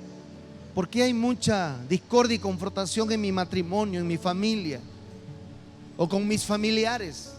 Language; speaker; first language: Spanish; native; Spanish